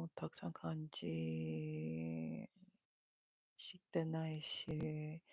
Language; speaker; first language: Japanese; non-native, learner; English